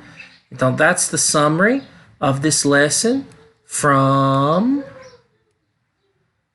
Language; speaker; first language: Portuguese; non-native, learner; English